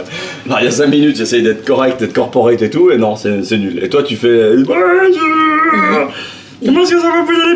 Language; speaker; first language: French; native; French